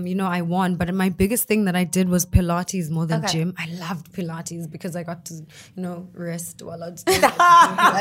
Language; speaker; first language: English; non-native, local second language; Xhosa